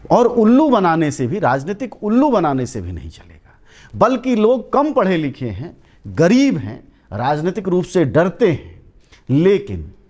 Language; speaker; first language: Hindi; native; Hindi